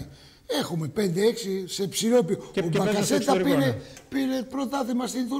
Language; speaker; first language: Greek; early bilingual, heritage; Greek